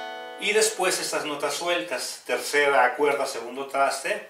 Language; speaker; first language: Spanish; native; Spanish